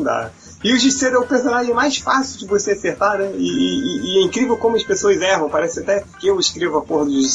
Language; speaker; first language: Portuguese; native; Portuguese